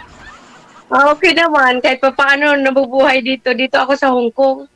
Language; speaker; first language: Filipino; non-native, local second language; Cebuano